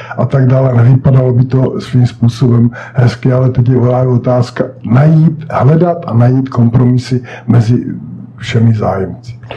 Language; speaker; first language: Czech; native; Czech